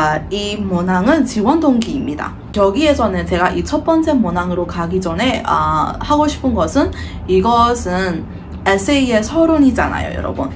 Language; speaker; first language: Korean; non-native, fluent; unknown